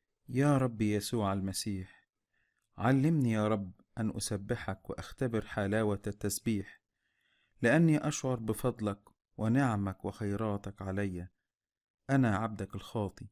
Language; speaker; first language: Arabic; native; Arabic